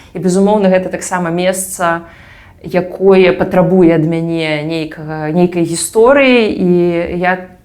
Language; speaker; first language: Belarusian; native; Belarusian